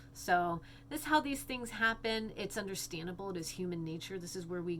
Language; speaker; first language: English; native; English